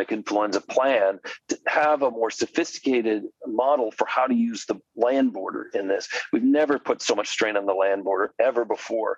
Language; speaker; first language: English; native; English